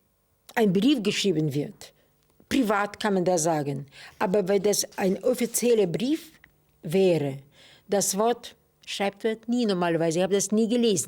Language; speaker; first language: German; non-native, fluent; Russian